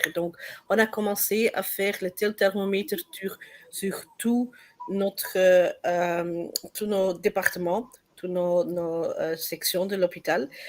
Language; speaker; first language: French; non-native, learner; Dutch